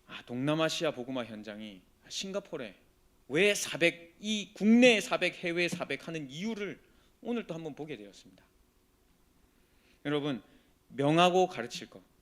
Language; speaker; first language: Korean; native; Korean